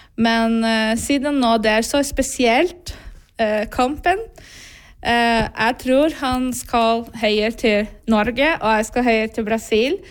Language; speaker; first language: Norwegian; non-native, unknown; Portuguese